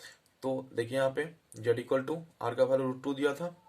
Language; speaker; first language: Hindi; native; Hindi